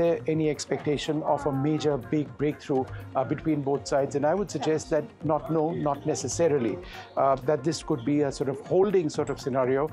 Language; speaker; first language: English; non-native, local second language; Bangla